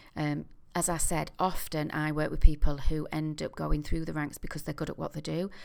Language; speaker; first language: English; native; English